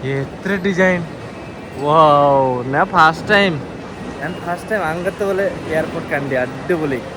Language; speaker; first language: Malayalam; non-native, learner; Bangla